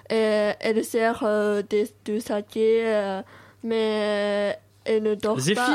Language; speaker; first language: French; non-native, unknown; Japanese